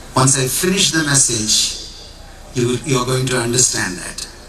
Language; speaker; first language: English; non-native, local second language; Telugu